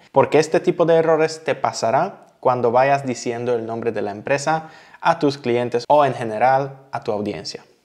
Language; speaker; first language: Spanish; non-native, fluent; Polish